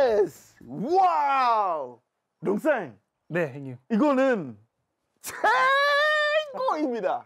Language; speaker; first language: Korean; non-native, fluent; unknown